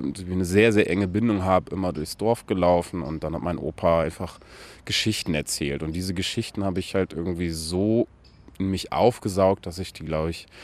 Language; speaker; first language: German; native; German